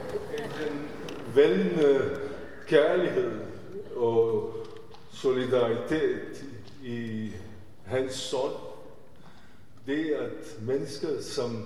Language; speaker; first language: Danish; non-native, fluent; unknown